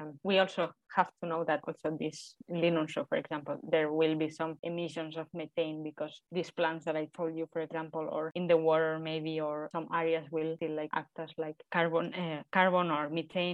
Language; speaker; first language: English; non-native, fluent; Spanish